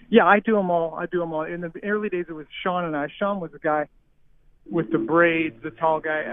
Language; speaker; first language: English; native; English